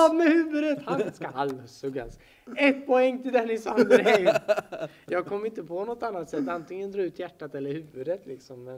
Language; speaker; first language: Swedish; native; Swedish